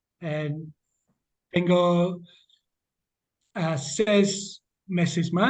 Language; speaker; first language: Spanish; non-native, learner; English